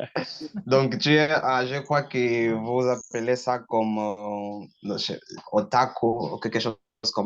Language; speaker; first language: French; non-native, learner; Portuguese